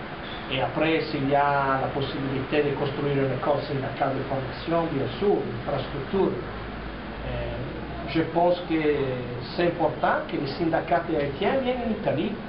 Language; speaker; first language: French; non-native, fluent; Italian